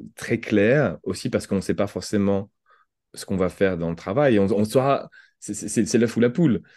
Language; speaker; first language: French; native; French